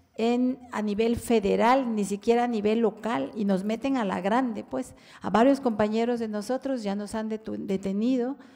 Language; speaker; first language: Spanish; native; Spanish